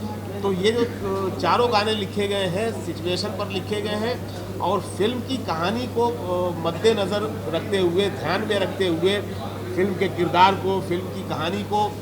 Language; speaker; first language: Hindi; native; Hindi